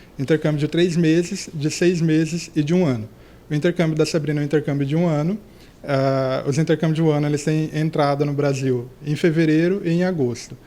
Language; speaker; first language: Portuguese; native; Portuguese